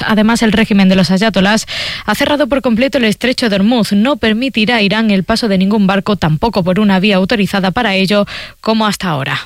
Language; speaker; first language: Spanish; native; Spanish